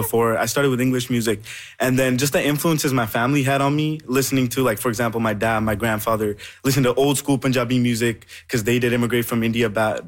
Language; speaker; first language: English; native; English